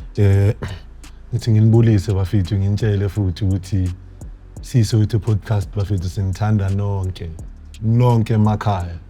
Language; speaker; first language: Zulu; native; Zulu